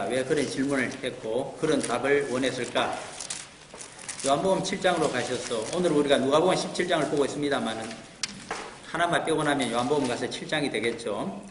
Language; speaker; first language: Korean; native; Korean